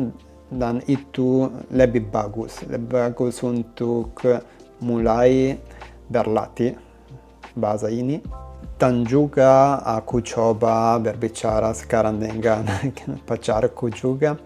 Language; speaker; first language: Indonesian; non-native, learner; Italian